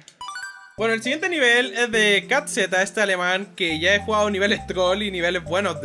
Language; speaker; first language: Spanish; native; Spanish